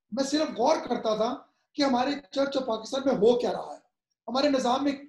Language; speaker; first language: Urdu; native; Urdu